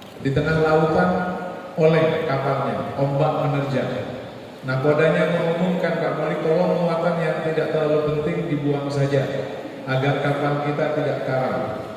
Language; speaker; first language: Indonesian; non-native, local second language; Madurese